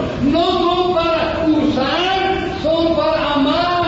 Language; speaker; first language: Spanish; non-native, fluent; English